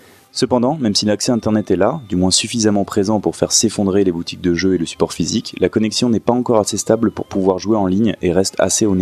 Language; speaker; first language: French; native; French